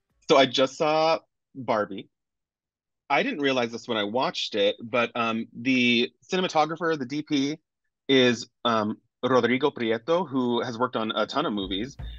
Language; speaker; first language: English; native; English